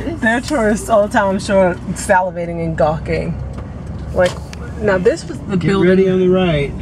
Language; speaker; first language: English; native; English